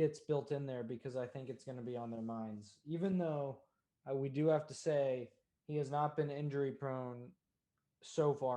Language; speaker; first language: English; native; English